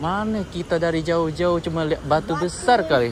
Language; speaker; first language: Indonesian; native; Indonesian